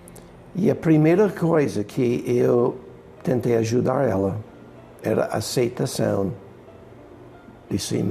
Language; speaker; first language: Portuguese; non-native, fluent; English